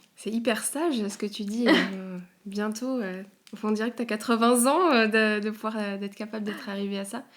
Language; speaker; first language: French; native; French